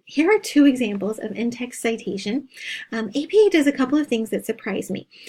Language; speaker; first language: English; native; English